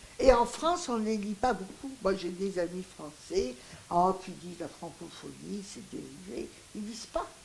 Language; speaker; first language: French; non-native, local second language; Greek